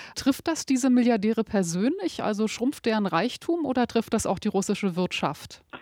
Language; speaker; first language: German; native; German